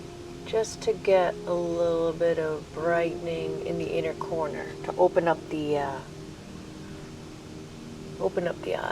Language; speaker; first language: English; native; English